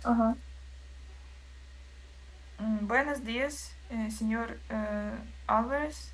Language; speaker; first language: Spanish; non-native, learner; Russian